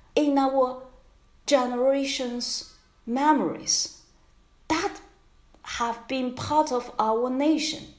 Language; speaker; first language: English; non-native, fluent; Chinese